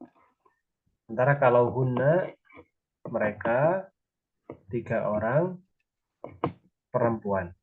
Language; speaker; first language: Indonesian; native; Indonesian